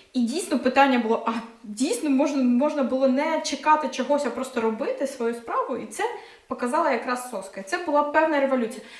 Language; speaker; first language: Ukrainian; non-native, local second language; Russian